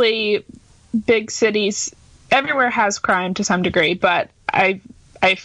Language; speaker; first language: English; native; English